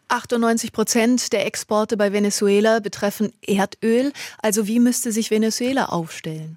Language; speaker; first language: German; native; German